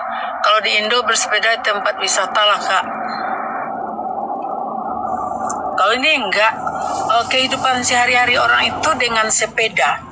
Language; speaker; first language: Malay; non-native, local second language; Minangkabau